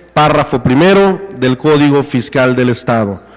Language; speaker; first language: Spanish; native; Spanish